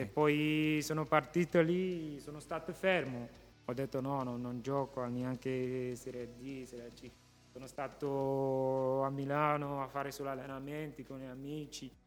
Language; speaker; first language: Italian; non-native, local second language; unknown